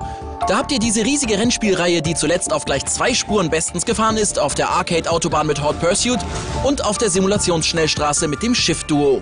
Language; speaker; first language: German; native; German